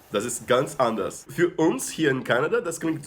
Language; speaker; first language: German; non-native, fluent; Portuguese